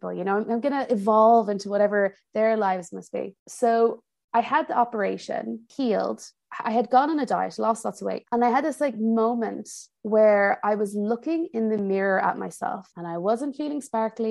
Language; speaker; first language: English; native; English